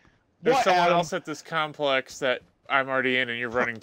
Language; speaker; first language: English; native; English